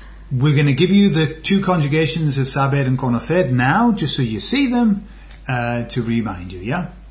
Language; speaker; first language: English; native; English